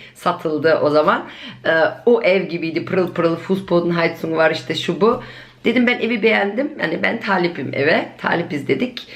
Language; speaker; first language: Turkish; early bilingual, heritage; Turkish